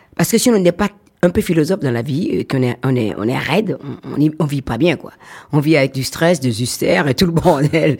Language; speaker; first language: French; non-native, local second language; Fon